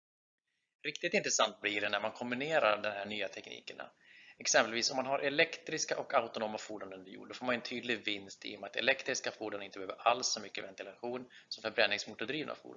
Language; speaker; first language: Swedish; native; Swedish